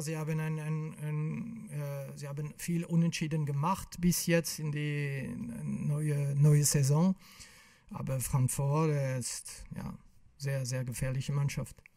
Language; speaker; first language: German; non-native, local second language; French